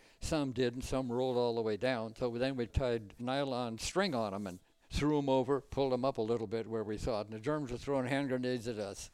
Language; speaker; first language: English; native; English